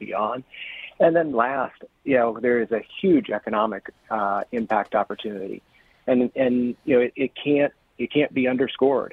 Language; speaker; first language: English; native; English